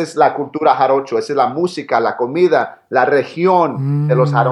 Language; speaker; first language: Spanish; early bilingual, heritage; Spanish